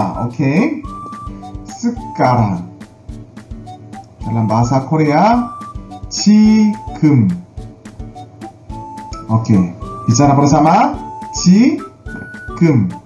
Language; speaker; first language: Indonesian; non-native, learner; Korean